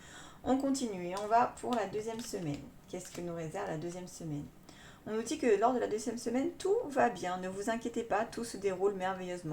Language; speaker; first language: French; native; French